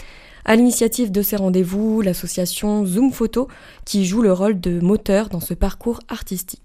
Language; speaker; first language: French; native; French